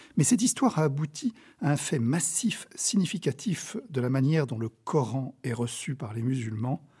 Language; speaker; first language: French; native; French